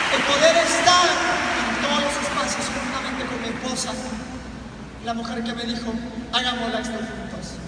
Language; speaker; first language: Spanish; non-native, local second language; Quechua